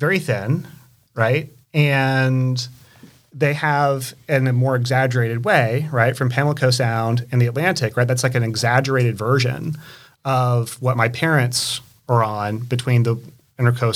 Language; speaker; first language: English; native; English